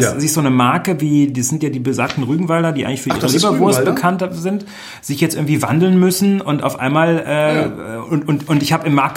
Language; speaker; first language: German; native; German